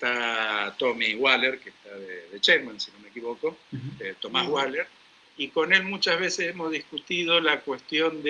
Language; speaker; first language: Spanish; native; Spanish